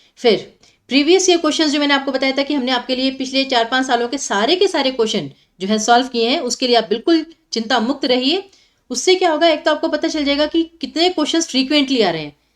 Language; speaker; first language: Hindi; native; Hindi